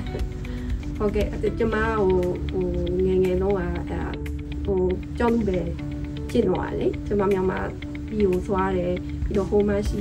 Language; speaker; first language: Burmese; non-native, fluent; French